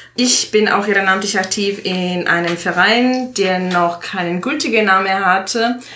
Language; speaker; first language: German; non-native, fluent; Italian